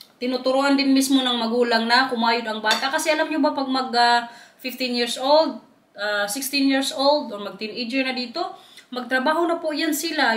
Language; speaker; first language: Filipino; non-native, local second language; Waray